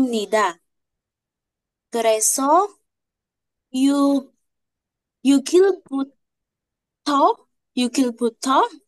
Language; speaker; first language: Korean; non-native, learner; Indonesian